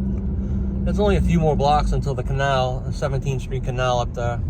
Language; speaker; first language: English; native; English